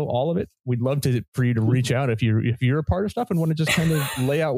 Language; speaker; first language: English; native; English